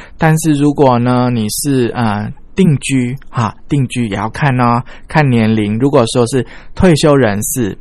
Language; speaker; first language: Chinese; early bilingual, heritage; Chinese